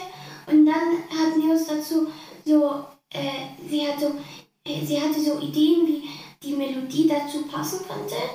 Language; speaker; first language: German; early bilingual, other home language; Arabic